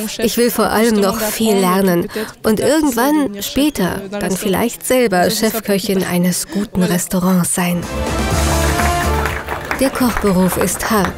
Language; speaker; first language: German; native; German